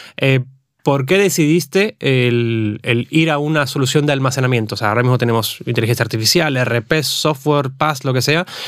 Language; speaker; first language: Spanish; native; Spanish